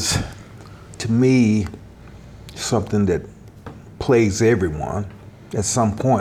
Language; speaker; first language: English; native; English